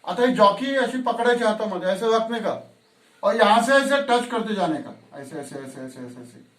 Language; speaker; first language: Hindi; non-native, local second language; Marathi